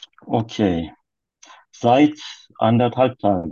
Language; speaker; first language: German; non-native, learner; Turkish